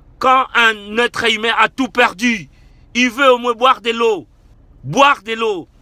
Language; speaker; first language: French; non-native, local second language; Lingala